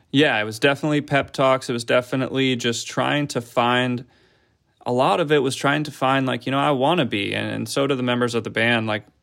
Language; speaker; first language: English; native; English